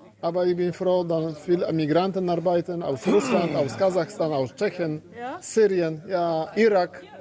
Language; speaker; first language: German; non-native, learner; Polish